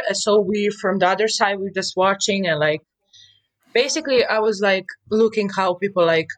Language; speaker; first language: English; non-native, fluent; Serbian